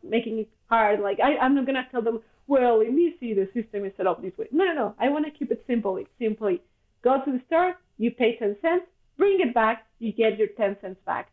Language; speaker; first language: English; non-native, fluent; Spanish